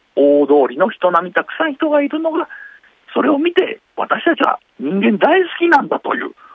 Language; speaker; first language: Japanese; native; Japanese